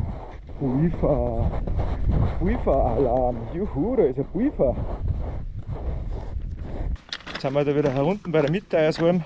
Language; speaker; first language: German; native; German